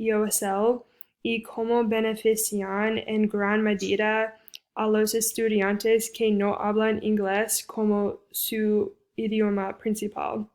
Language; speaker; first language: Spanish; non-native, fluent; English